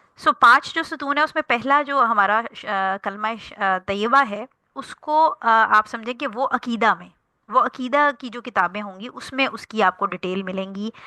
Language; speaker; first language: Urdu; native; Urdu